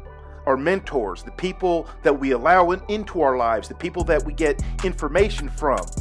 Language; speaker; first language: English; native; English